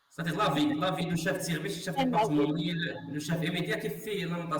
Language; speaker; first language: French; non-native, local second language; Arabic